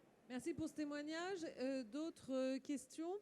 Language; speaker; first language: French; native; French